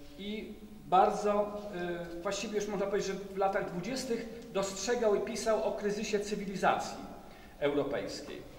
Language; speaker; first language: Polish; native; Polish